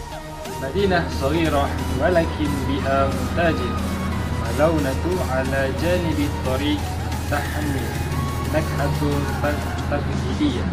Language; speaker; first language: Arabic; non-native, learner; Malay